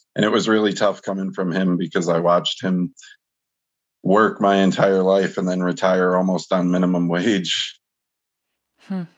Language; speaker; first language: English; native; English